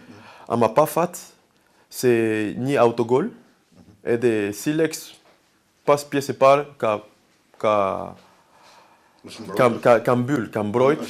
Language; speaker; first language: Albanian; non-native, learner; French